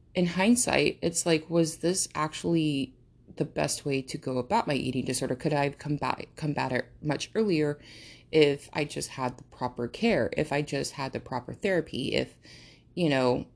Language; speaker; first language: English; early bilingual, other home language; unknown